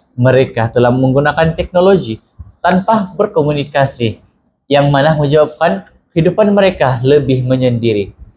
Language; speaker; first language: Malay; native; Malay